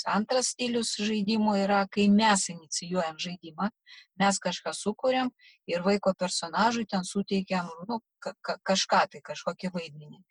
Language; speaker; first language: Lithuanian; non-native, local second language; Russian